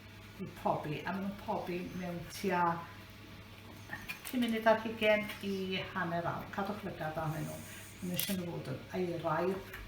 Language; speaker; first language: Welsh; native; Welsh